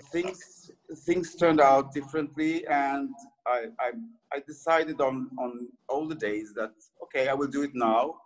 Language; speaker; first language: English; early bilingual, other home language; French